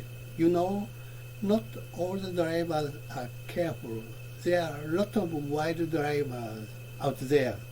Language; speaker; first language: English; non-native, learner; Japanese